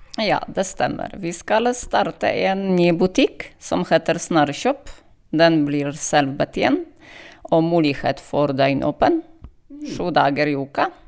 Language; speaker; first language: Norwegian; non-native, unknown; Polish